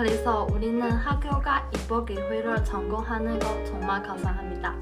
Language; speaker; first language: Korean; non-native, learner; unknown